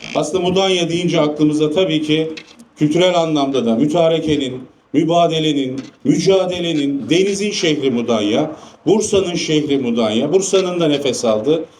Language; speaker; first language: Turkish; native; Turkish